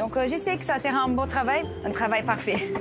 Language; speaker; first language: French; non-native, learner; Portuguese